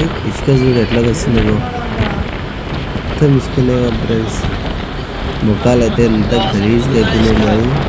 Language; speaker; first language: Telugu; native; Telugu